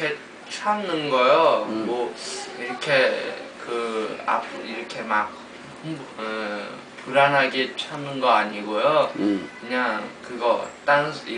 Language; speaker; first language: Korean; early bilingual, heritage; Korean